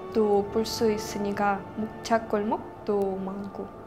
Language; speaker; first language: Korean; non-native, fluent; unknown